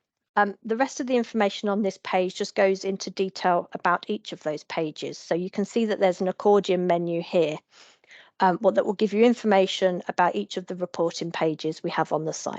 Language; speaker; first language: English; native; English